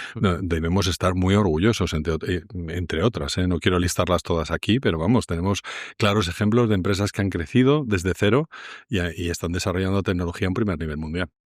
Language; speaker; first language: Spanish; native; Spanish